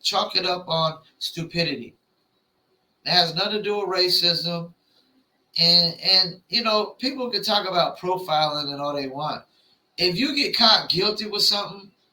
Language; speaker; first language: English; native; English